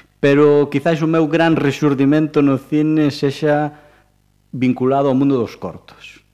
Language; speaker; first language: Galician; native; Galician